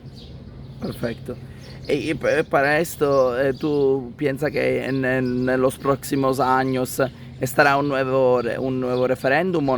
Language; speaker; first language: Spanish; non-native, fluent; Italian